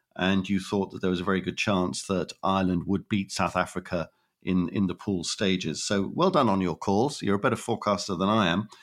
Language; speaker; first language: English; native; English